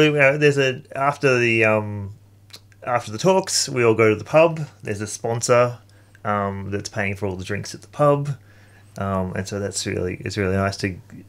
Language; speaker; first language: English; native; English